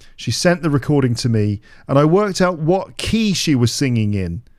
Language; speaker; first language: English; native; English